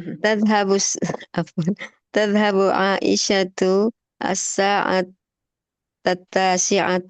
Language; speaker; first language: Arabic; non-native, learner; Indonesian